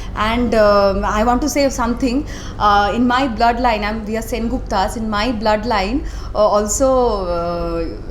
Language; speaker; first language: English; non-native, local second language; Bangla